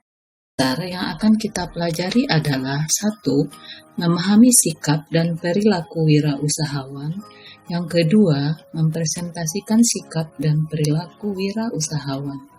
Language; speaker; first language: Indonesian; native; Indonesian